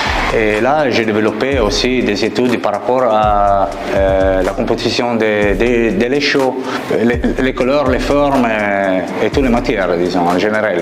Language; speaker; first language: French; non-native, fluent; Italian